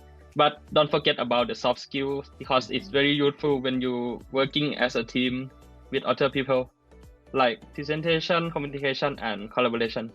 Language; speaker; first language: English; non-native, learner; Thai